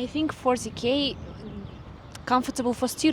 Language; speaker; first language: English; non-native, learner; Russian